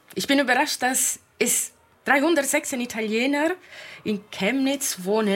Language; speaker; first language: German; non-native, fluent; Italian